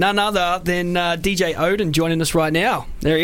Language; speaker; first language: English; native; English